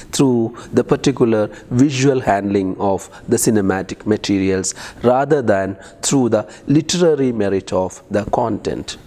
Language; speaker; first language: English; non-native, local second language; Malayalam